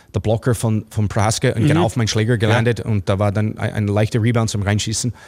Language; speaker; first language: German; non-native, fluent; English